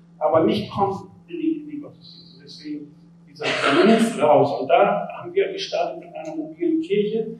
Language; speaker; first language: German; native; German